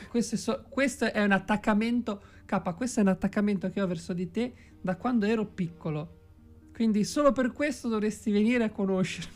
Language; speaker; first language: Italian; native; Italian